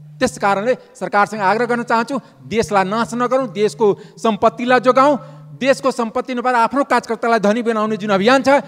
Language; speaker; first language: Nepali; non-native, local second language; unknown